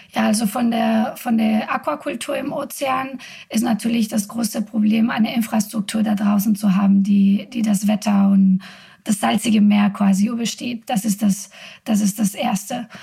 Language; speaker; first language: German; non-native, fluent; Spanish